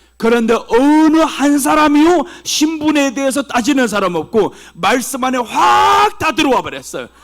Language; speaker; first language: Korean; early bilingual, heritage; Korean